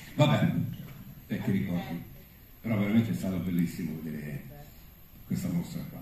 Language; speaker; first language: Italian; early bilingual, heritage; Italian